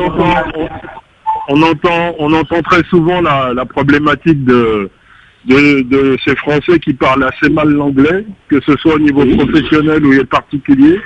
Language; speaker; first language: French; native; French